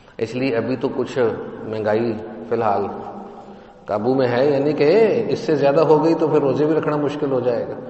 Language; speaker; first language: Urdu; non-native, local second language; Punjabi